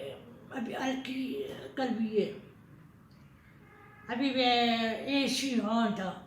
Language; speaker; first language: Hindi; non-native, learner; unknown